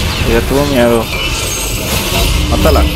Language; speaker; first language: Spanish; native; Spanish